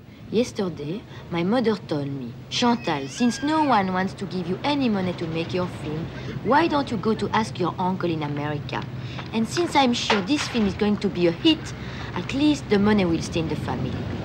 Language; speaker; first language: English; non-native, fluent; French